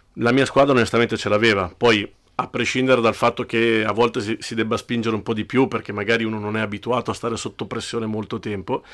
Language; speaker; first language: Italian; native; Italian